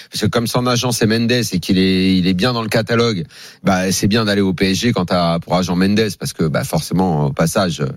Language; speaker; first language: French; native; French